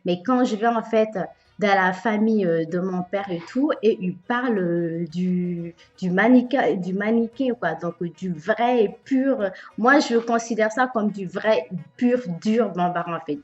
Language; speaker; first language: French; early bilingual, other home language; Bambara